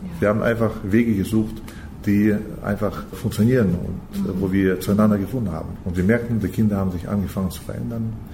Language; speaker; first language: German; early bilingual, heritage; German